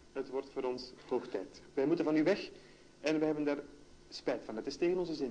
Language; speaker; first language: Dutch; native; Dutch